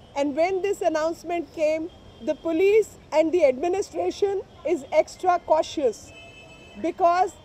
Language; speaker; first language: English; non-native, local second language; Hindi